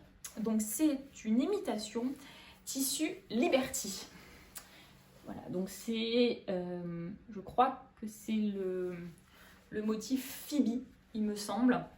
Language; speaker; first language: French; native; French